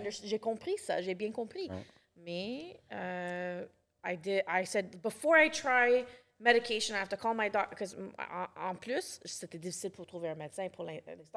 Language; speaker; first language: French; non-native, local second language; English